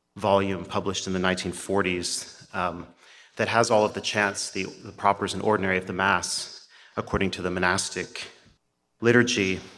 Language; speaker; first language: English; native; English